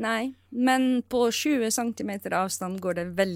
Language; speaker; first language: Norwegian; non-native, fluent; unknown